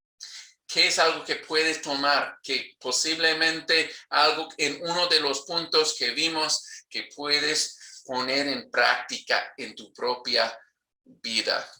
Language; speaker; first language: Spanish; non-native, fluent; English